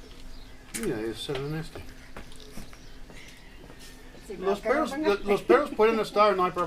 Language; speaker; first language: Spanish; non-native, learner; English